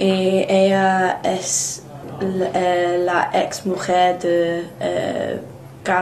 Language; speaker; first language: Spanish; non-native, learner; English